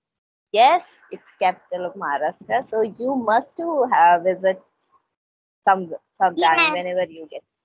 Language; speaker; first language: English; non-native, local second language; Hindi